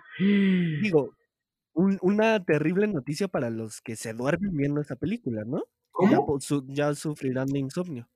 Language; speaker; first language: Spanish; native; Spanish